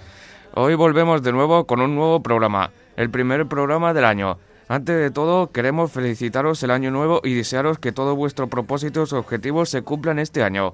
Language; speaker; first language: Spanish; native; Spanish